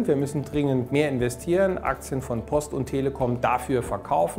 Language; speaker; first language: German; native; German